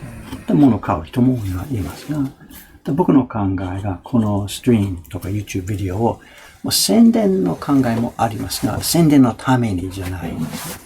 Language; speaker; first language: Japanese; non-native, fluent; English